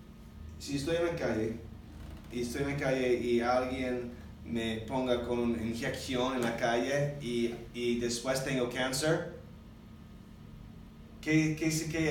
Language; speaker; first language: Spanish; non-native, learner; English